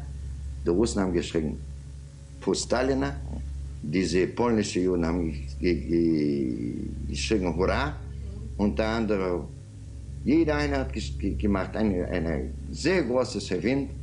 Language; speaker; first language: German; non-native, learner; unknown